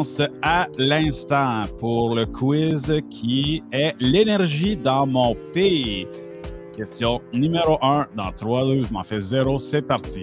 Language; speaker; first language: French; native; French